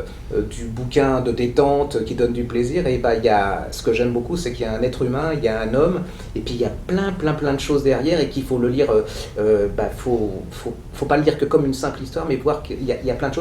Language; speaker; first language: French; native; French